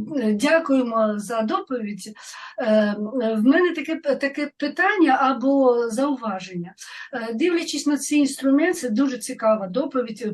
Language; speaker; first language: Ukrainian; non-native, learner; French